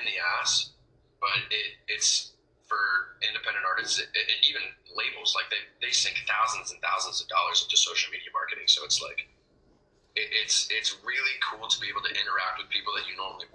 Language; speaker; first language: English; native; English